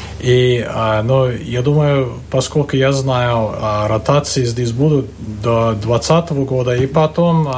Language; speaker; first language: Russian; non-native, fluent; English